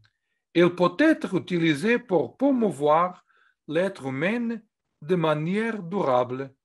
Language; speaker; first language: French; non-native, fluent; Portuguese